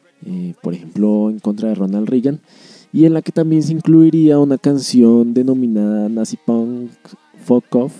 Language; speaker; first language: Spanish; native; Spanish